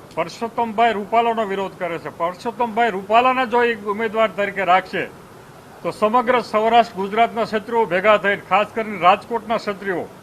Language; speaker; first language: Gujarati; native; Gujarati